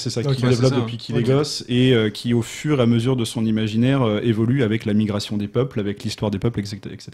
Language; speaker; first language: French; native; French